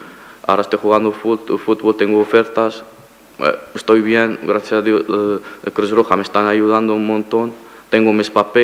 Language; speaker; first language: Spanish; non-native, fluent; Arabic